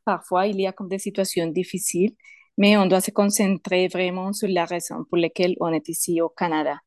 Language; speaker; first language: French; non-native, learner; Spanish